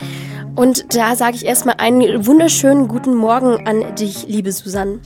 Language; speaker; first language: German; native; German